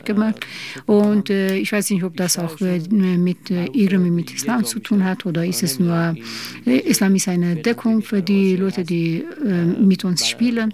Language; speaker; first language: German; non-native, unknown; Persian